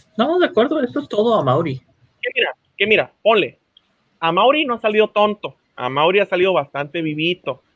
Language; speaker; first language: Spanish; native; Spanish